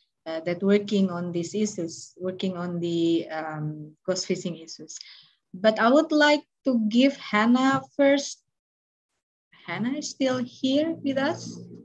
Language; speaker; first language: English; non-native, fluent; Indonesian